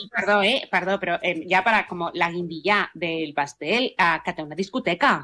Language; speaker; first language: Catalan; non-native, local second language; Spanish